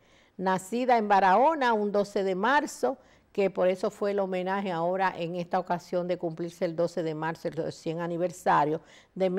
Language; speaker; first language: Spanish; native; Spanish